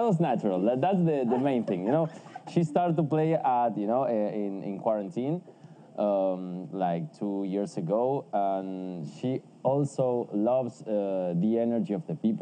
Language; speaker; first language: English; non-native, fluent; Spanish